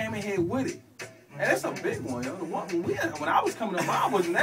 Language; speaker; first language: English; native; English